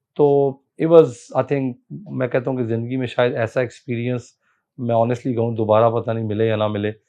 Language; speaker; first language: Urdu; native; Urdu